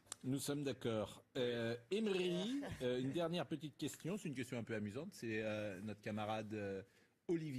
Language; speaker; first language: French; native; French